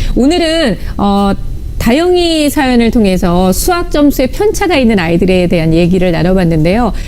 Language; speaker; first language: Korean; native; Korean